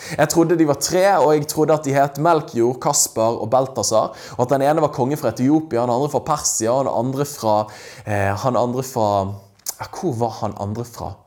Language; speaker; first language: Norwegian; native; Norwegian